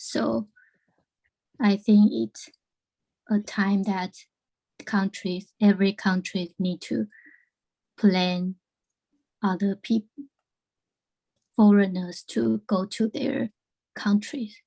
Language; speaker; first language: English; non-native, learner; Chinese